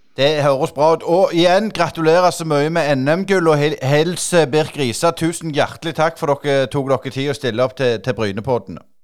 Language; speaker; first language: Norwegian; native; Norwegian